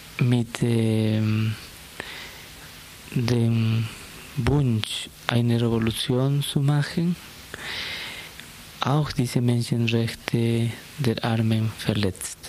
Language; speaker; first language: German; non-native, fluent; Spanish